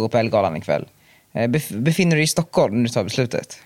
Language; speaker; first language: Swedish; native; Swedish